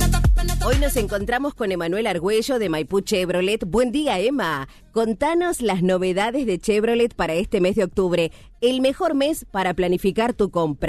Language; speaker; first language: Spanish; native; Spanish